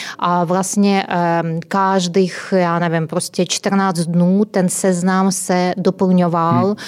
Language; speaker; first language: Czech; non-native, fluent; Ukrainian